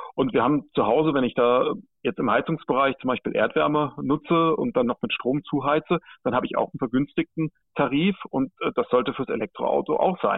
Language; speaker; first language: German; native; German